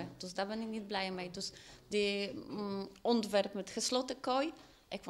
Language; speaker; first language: Dutch; non-native, fluent; Polish